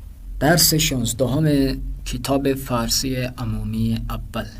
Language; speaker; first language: Persian; non-native, fluent; Urdu